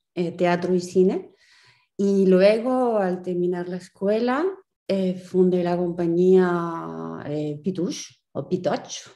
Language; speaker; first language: Spanish; native; Spanish